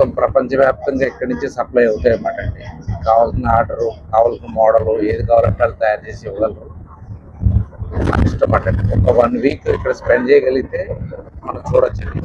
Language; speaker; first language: Telugu; native; Telugu